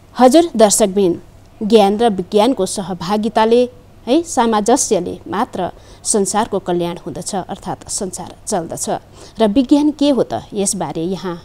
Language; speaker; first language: Nepali; native; Nepali